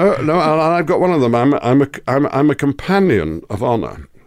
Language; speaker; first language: English; native; English